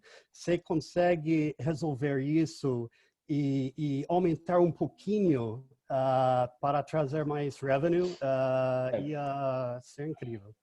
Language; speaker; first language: Portuguese; non-native, fluent; English